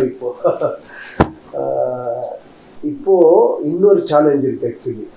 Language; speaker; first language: Tamil; non-native, learner; Kannada